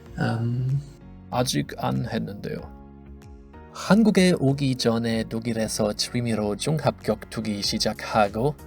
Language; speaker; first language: Korean; non-native, fluent; German